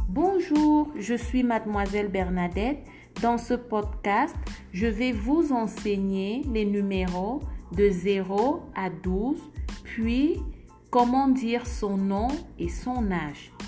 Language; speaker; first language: French; non-native, fluent; Spanish